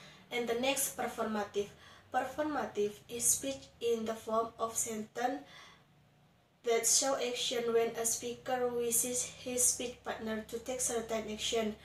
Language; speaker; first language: English; non-native, learner; Indonesian